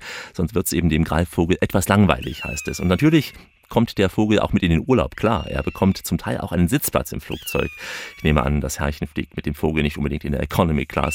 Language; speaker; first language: German; native; German